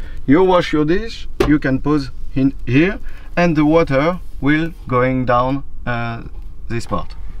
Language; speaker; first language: English; non-native, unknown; French